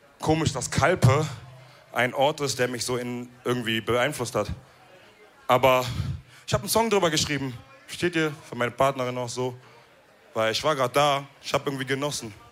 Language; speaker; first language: German; early bilingual, other home language; Wolof